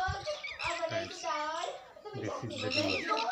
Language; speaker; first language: English; non-native, local second language; Gujarati